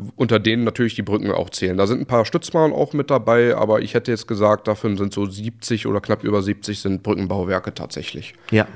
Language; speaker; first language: German; native; German